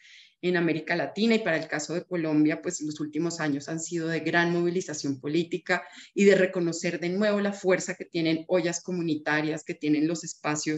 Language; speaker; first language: Spanish; native; Spanish